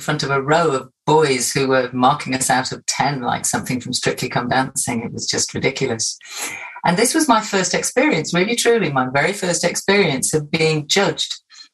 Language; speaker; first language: English; native; English